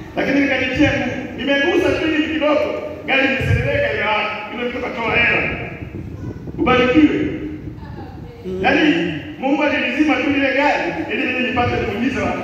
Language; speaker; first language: Swahili; native; Swahili